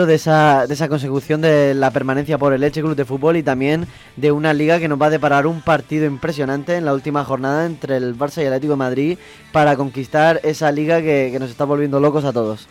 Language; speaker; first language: Spanish; native; Spanish